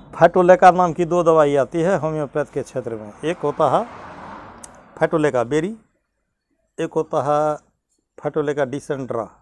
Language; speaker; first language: Hindi; native; Hindi